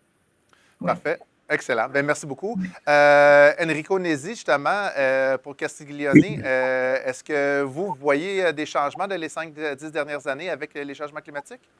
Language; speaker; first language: French; native; French